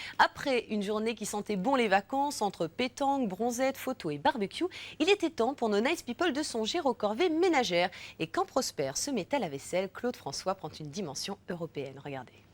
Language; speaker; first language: French; native; French